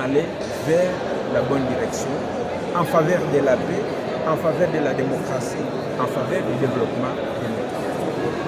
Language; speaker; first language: French; non-native, local second language; Swahili